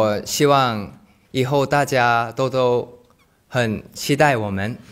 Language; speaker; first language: Chinese; non-native, learner; Thai